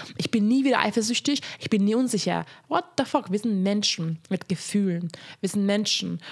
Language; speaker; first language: German; non-native, fluent; Hungarian